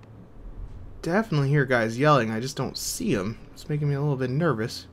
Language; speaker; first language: English; native; English